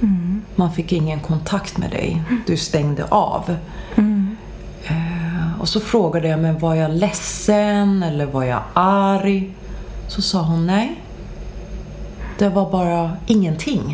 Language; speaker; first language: Swedish; early bilingual, other home language; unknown